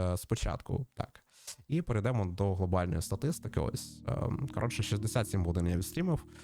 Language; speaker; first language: Ukrainian; non-native, local second language; Russian